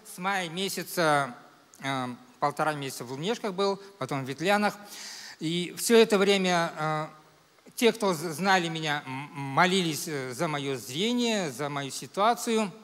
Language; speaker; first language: Russian; native; Russian